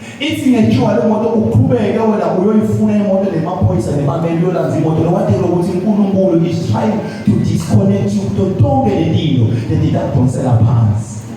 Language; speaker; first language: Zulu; non-native, local second language; Swati